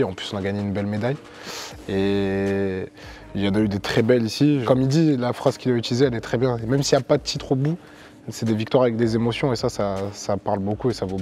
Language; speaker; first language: French; native; French